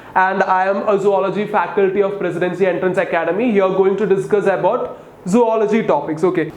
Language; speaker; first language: English; non-native, local second language; Malayalam